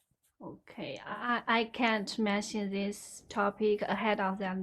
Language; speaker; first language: English; non-native, learner; Chinese